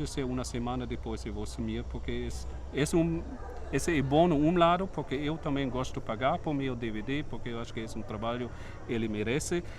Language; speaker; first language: Portuguese; non-native, fluent; German